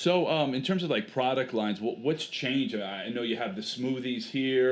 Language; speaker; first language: English; native; English